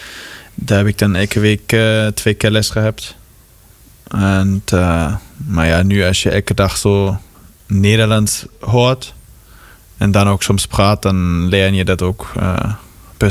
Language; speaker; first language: Dutch; non-native, fluent; German